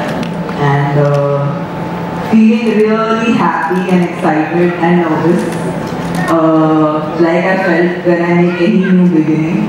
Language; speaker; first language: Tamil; non-native, fluent; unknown